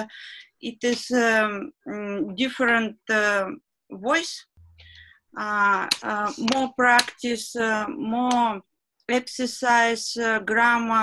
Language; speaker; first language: English; non-native, learner; Russian